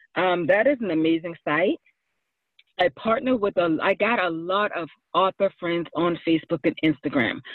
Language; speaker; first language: English; native; English